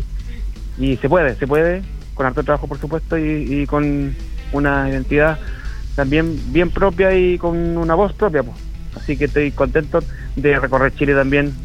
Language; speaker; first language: Spanish; native; Spanish